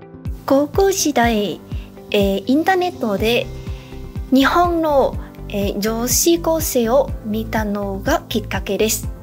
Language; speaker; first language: Japanese; non-native, learner; Vietnamese